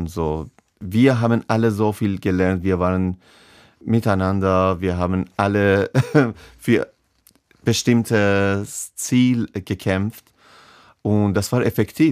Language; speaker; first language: German; non-native, fluent; Persian